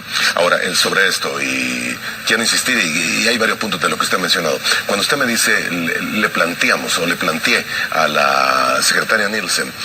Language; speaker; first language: Spanish; native; Spanish